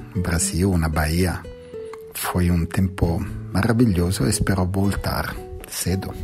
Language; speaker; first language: Portuguese; non-native, learner; Italian